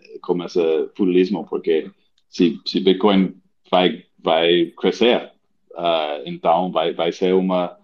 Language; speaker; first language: Portuguese; non-native, learner; English